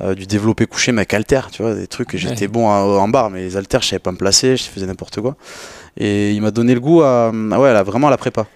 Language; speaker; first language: French; native; French